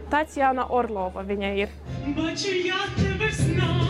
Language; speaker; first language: Latvian; early bilingual, other home language; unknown